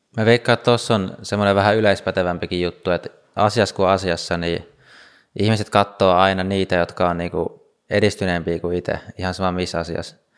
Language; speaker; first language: Finnish; native; Finnish